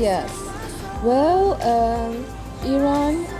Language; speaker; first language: English; non-native, fluent; Persian